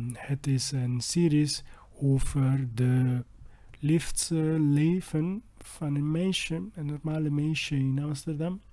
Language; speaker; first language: Dutch; non-native, learner; Italian